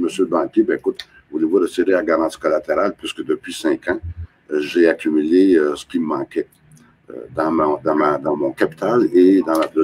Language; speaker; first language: French; native; French